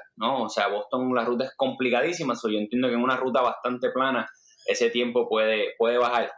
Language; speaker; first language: Spanish; native; Spanish